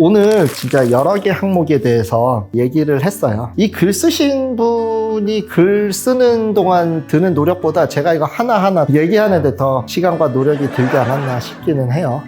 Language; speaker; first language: Korean; native; Korean